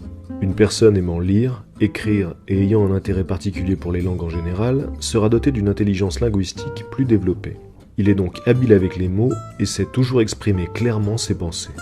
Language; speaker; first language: French; native; French